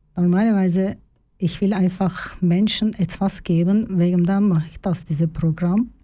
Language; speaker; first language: German; non-native, learner; Turkish